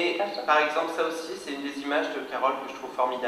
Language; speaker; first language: French; native; French